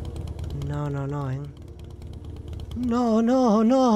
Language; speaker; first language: Spanish; native; Spanish